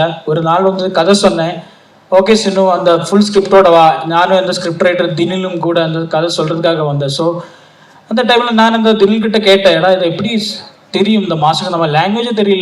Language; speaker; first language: Tamil; non-native, learner; Malayalam